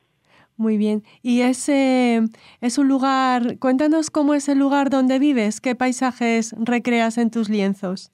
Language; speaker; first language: Spanish; native; Spanish